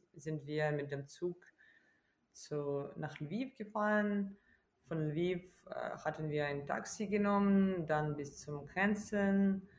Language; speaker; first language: German; non-native, fluent; Ukrainian